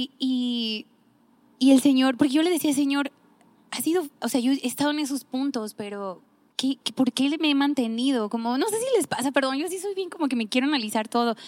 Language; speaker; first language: Spanish; native; Spanish